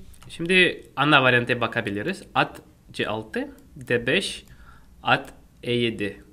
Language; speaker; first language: Turkish; non-native, fluent; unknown